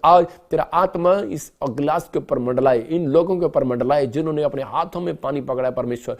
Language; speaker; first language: Hindi; non-native, local second language; Punjabi